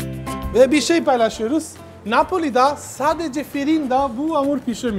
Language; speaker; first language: Turkish; non-native, learner; Italian